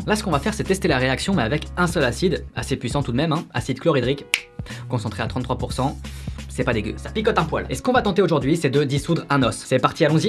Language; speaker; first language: French; native; French